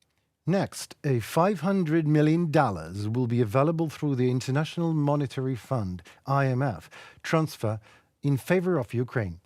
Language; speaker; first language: English; non-native, fluent; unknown